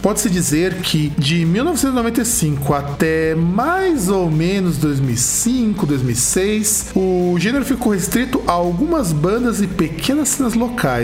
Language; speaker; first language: Portuguese; native; Portuguese